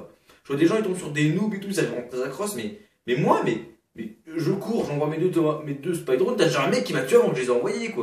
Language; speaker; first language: French; native; French